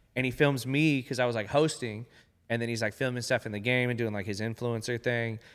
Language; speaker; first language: English; native; English